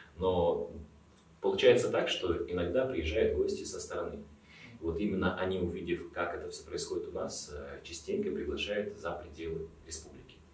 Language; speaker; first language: Russian; native; Russian